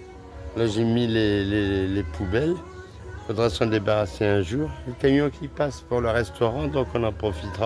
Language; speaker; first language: French; native; French